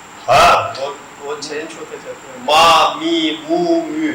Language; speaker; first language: Hindi; non-native, learner; Turkish